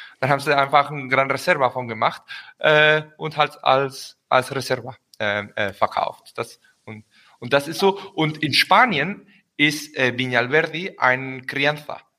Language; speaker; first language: German; early bilingual, heritage; Spanish